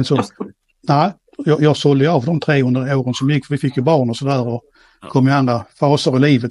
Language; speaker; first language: Swedish; native; Swedish